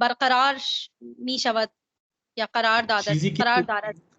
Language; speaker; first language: Persian; non-native, learner; Urdu